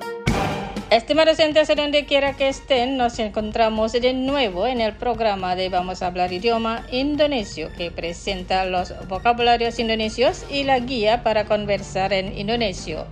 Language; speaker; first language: Spanish; non-native, fluent; Indonesian